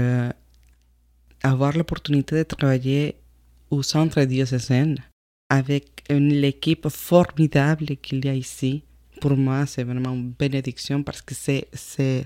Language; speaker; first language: French; non-native, fluent; Spanish